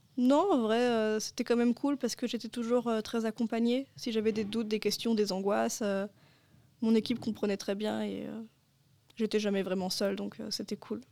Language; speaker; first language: French; native; French